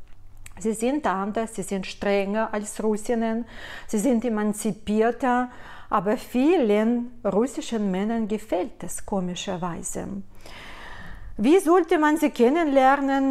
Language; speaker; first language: German; non-native, fluent; Russian